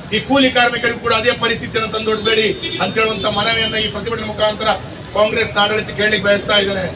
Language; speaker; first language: Kannada; native; Kannada